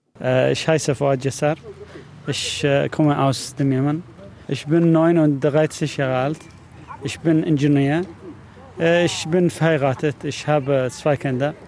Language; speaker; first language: German; non-native, learner; Arabic